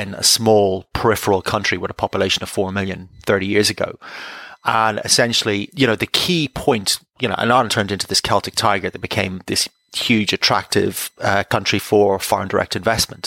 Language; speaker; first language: English; native; English